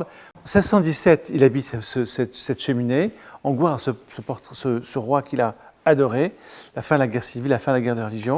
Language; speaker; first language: French; native; French